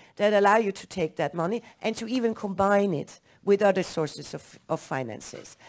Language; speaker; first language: English; non-native, fluent; German